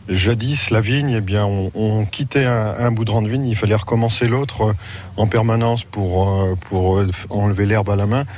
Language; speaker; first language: French; native; French